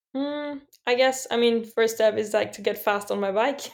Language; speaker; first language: English; non-native, fluent; German